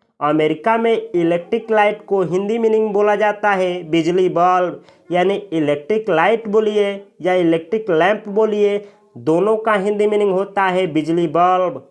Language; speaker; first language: Hindi; native; Hindi